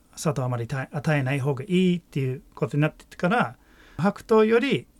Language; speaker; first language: Japanese; non-native, fluent; English